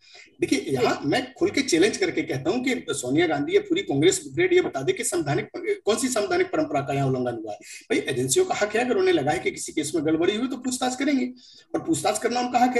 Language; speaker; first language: Hindi; native; Hindi